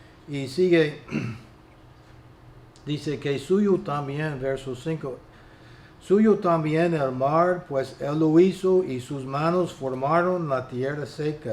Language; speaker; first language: Spanish; non-native, fluent; English